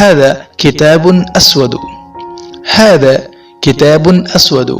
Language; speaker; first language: Arabic; non-native, fluent; Urdu